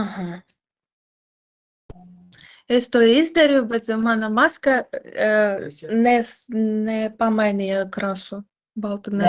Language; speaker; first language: Latvian; non-native, learner; Russian